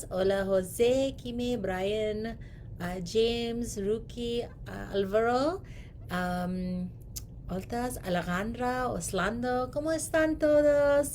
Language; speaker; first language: Spanish; non-native, learner; English